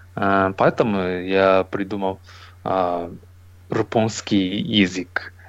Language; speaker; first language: Russian; non-native, learner; Japanese